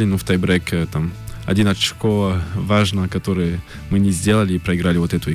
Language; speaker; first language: Russian; early bilingual, heritage; French